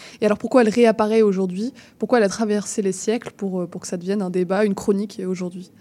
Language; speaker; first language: French; native; French